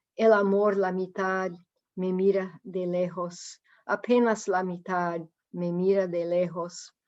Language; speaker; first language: Spanish; non-native, fluent; English